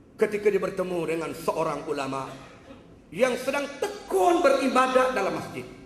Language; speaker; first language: Malay; native; Malay